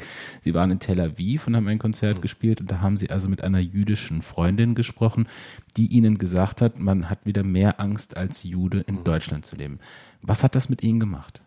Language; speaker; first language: German; native; German